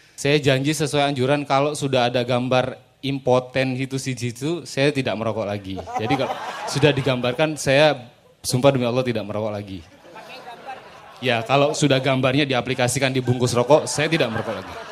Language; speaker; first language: Indonesian; non-native, local second language; Madurese